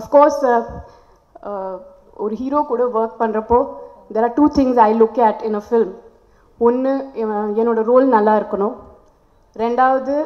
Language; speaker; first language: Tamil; non-native, local second language; Hindi